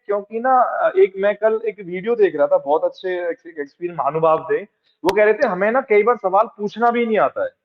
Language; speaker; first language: Hindi; native; Hindi